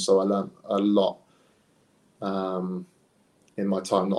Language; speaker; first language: English; native; English